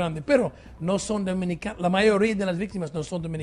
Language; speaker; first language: Spanish; non-native, fluent; English